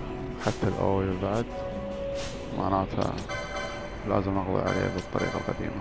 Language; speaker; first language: Arabic; native; Arabic